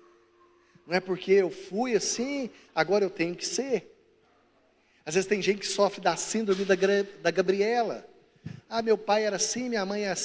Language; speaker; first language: Portuguese; native; Portuguese